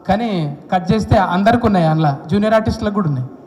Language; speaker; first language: Telugu; native; Telugu